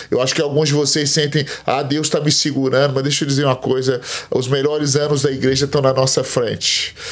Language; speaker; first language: Portuguese; native; Portuguese